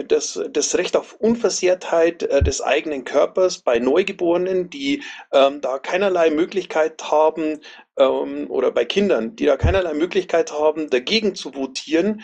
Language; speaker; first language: German; native; German